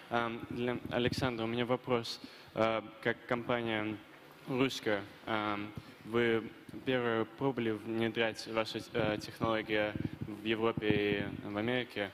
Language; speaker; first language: Russian; non-native, fluent; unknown